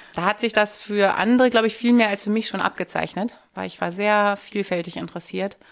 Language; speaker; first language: German; native; German